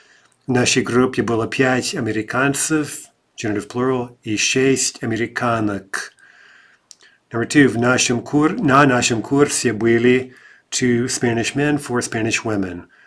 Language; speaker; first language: Russian; non-native, fluent; English